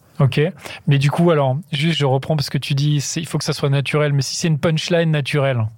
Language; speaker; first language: French; native; French